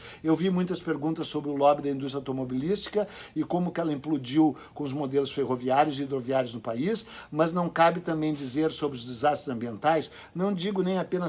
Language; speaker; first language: Portuguese; native; Portuguese